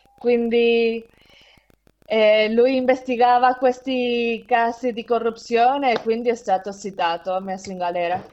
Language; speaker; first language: Italian; non-native, fluent; Spanish